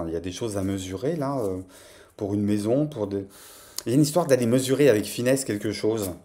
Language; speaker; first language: French; native; French